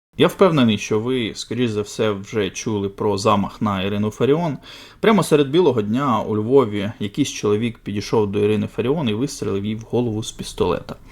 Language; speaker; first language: Ukrainian; non-native, local second language; Russian